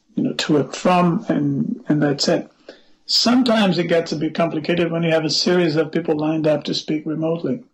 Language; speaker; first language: English; non-native, fluent; Portuguese